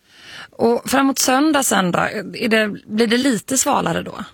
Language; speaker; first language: Swedish; native; Swedish